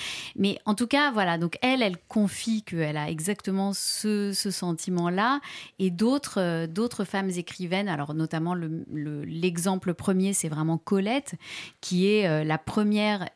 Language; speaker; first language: French; native; French